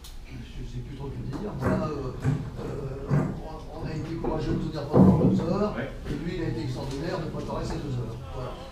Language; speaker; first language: French; native; French